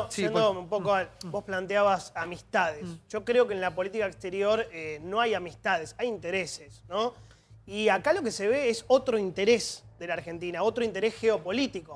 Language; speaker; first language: Spanish; native; Spanish